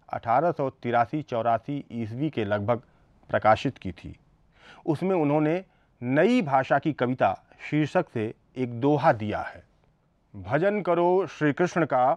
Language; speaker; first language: Hindi; native; Hindi